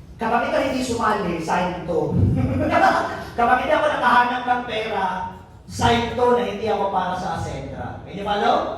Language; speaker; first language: Filipino; non-native, local second language; Bikol